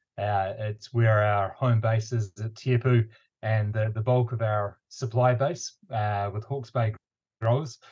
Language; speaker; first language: English; native; English